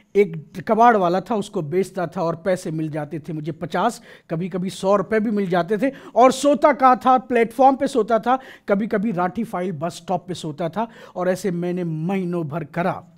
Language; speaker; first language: Hindi; native; Hindi